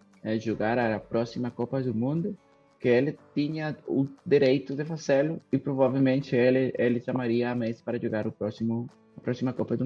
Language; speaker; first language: Portuguese; non-native, fluent; Spanish